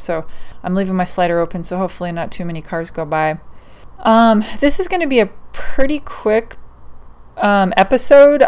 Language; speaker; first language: English; native; English